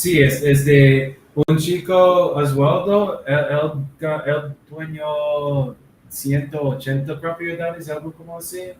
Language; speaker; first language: Spanish; non-native, learner; English